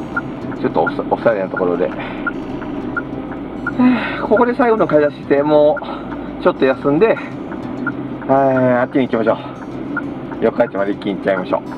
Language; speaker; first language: Japanese; native; Japanese